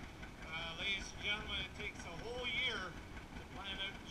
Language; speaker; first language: English; native; English